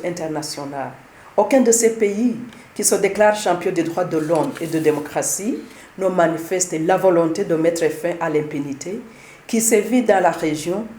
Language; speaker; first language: French; non-native, local second language; Kinyarwanda